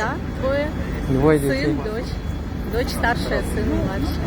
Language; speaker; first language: Russian; native; Russian